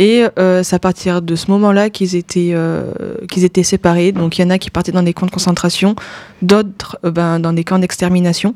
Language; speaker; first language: French; native; French